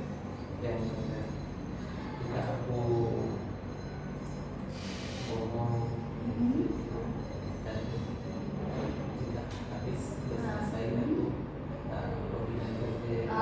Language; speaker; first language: Indonesian; non-native, learner; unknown